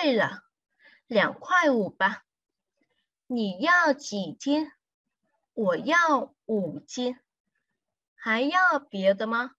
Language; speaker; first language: Chinese; non-native, fluent; Vietnamese